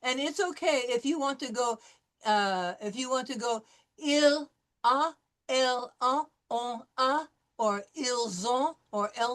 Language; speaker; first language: French; non-native, fluent; English